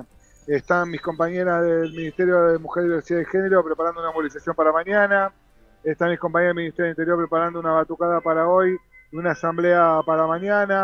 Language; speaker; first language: Spanish; native; Spanish